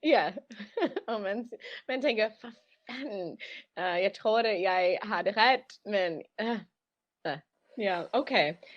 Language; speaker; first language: Danish; non-native, learner; English